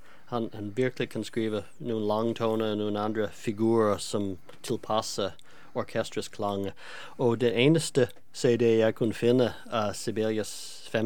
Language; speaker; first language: Danish; non-native, fluent; English